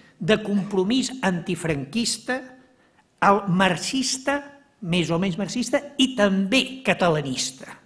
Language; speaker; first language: Catalan; native; Catalan